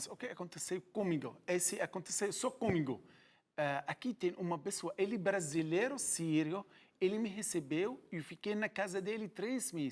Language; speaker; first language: Portuguese; non-native, learner; Arabic